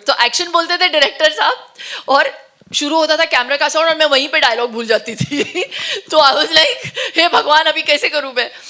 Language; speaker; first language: Hindi; non-native, local second language; Tulu